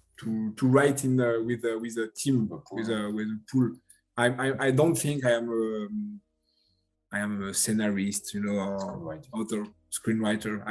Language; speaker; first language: English; non-native, learner; French